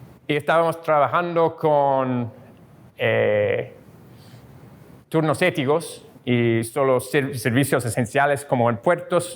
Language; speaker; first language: Spanish; non-native, fluent; English